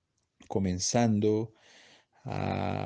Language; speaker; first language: Spanish; native; Spanish